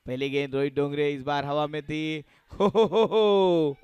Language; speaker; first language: Hindi; non-native, local second language; Marathi